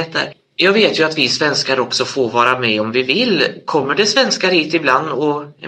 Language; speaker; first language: Swedish; native; Swedish